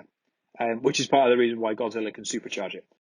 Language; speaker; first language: English; native; English